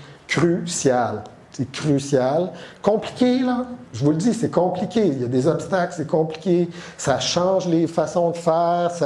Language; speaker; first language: French; native; French